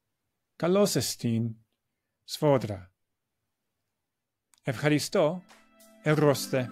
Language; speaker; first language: Greek; non-native, fluent; English